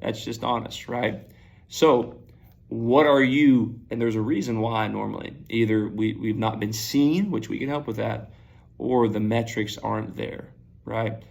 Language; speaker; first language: English; native; English